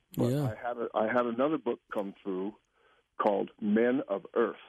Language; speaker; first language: English; native; English